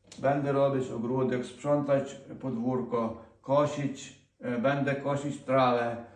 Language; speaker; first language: Polish; non-native, fluent; Ukrainian